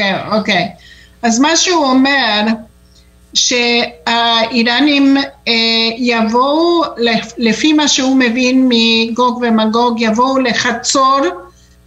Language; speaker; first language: Hebrew; non-native, fluent; Spanish